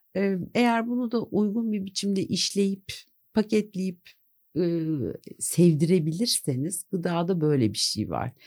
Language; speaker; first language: Turkish; native; Turkish